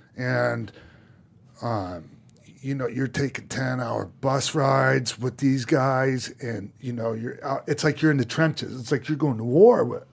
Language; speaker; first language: English; native; English